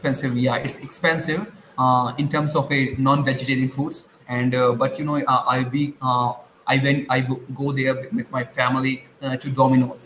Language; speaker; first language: English; non-native, learner; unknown